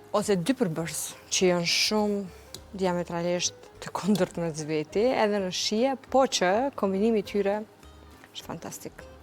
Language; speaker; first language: Albanian; native; Albanian